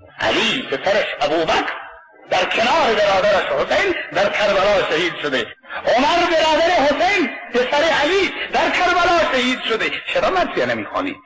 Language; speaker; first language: Persian; non-native, local second language; Baluchi